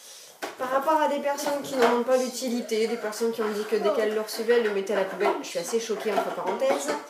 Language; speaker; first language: French; native; French